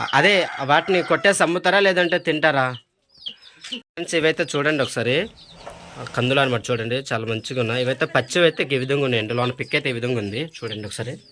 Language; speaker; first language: Telugu; non-native, local second language; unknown